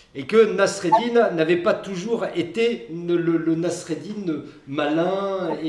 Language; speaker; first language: French; native; French